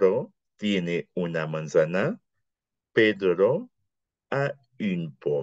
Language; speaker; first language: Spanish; non-native, fluent; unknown